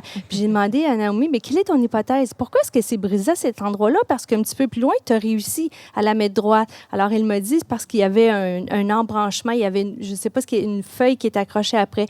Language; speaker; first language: French; native; French